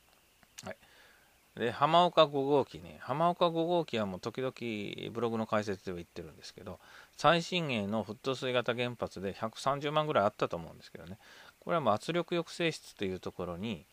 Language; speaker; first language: Japanese; native; Japanese